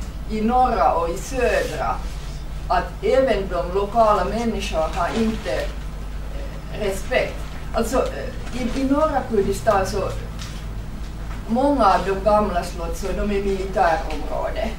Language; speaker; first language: Swedish; non-native, fluent; Finnish